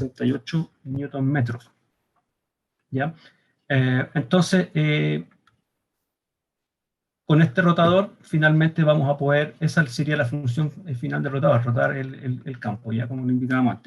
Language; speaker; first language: Spanish; native; Spanish